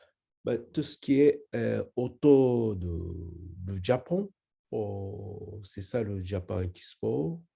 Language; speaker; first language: French; non-native, learner; Japanese